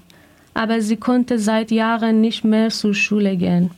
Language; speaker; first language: German; non-native, fluent; Persian